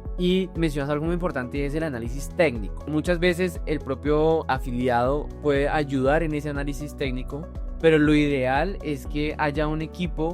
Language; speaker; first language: Spanish; native; Spanish